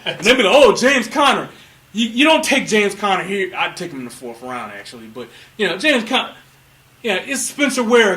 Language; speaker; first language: English; native; English